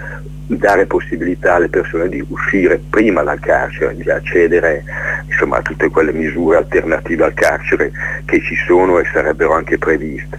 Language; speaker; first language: Italian; native; Italian